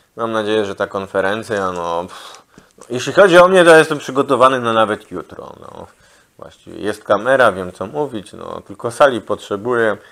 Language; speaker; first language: Polish; early bilingual, heritage; Polish